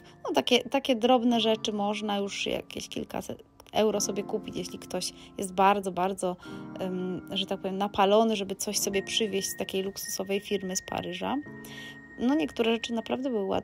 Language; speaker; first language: Polish; native; Polish